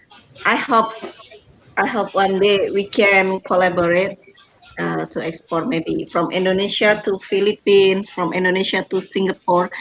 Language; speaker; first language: English; non-native, learner; Indonesian